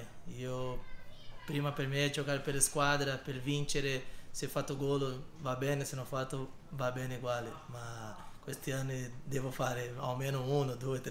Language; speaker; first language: Italian; non-native, learner; Portuguese